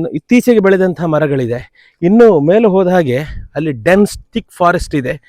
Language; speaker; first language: Kannada; non-native, local second language; Tulu